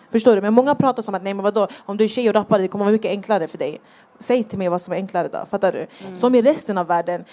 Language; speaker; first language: Swedish; early bilingual, other home language; Thai